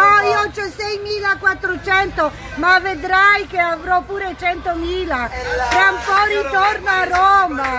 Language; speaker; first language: Italian; non-native, fluent; Polish